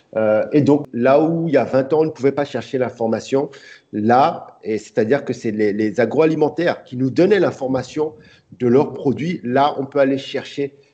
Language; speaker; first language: French; early bilingual, other home language; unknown